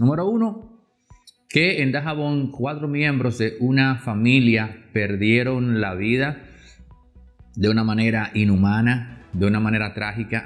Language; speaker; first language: Spanish; native; Spanish